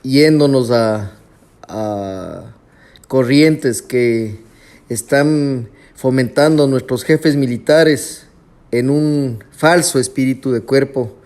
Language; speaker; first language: Spanish; native; Spanish